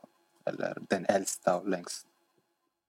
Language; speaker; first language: Swedish; non-native, fluent; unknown